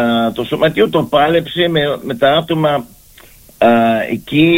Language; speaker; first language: Greek; early bilingual, heritage; Greek